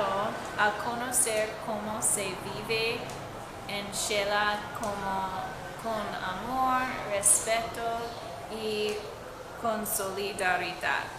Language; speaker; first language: Spanish; non-native, learner; English